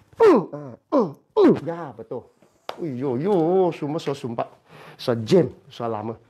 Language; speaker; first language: Malay; non-native, local second language; Chinese